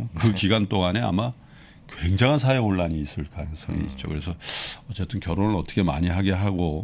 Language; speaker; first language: Korean; native; Korean